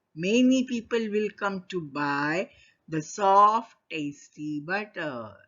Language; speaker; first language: English; non-native, local second language; Marathi